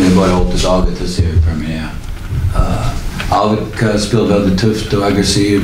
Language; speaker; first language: Swedish; non-native, learner; English